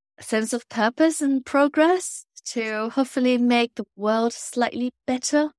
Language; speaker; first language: English; non-native, local second language; Chinese